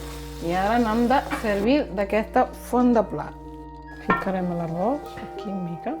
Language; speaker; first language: Catalan; non-native, fluent; Fula